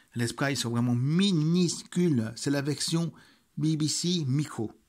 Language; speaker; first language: French; native; French